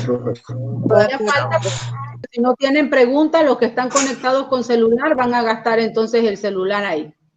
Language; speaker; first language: Spanish; native; Spanish